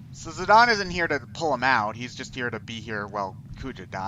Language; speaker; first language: English; native; English